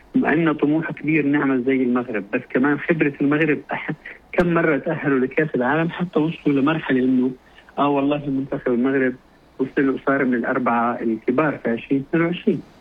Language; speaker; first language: Arabic; native; Arabic